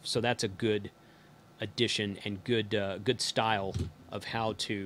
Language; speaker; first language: English; native; English